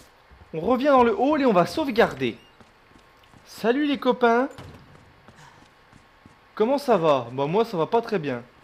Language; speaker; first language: French; native; French